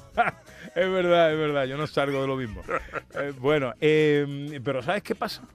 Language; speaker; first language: Spanish; native; Spanish